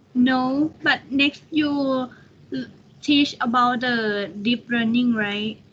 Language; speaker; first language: English; non-native, learner; Thai